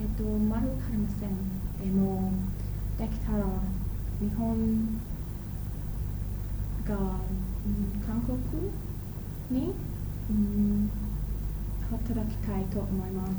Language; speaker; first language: Japanese; non-native, learner; English